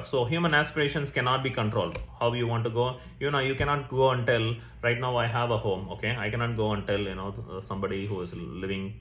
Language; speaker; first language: English; non-native, local second language; Tamil